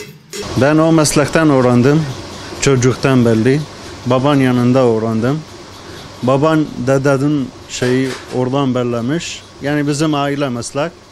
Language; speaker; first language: Turkish; non-native, learner; Arabic